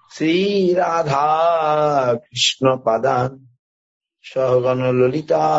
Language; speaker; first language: Bangla; native; Bangla